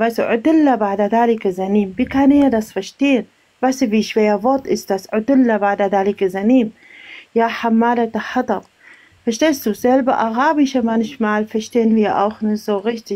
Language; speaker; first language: German; non-native, learner; Arabic